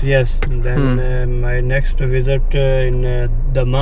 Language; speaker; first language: English; non-native, learner; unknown